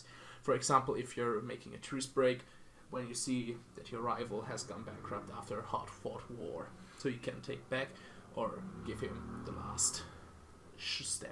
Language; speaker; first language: English; non-native, fluent; German